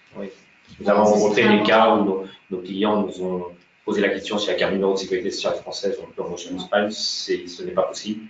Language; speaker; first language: French; native; French